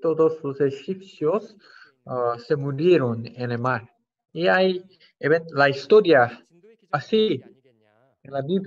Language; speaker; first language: Spanish; non-native, fluent; Korean